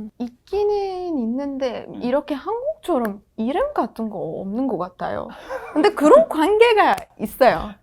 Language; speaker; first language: Korean; non-native, learner; Persian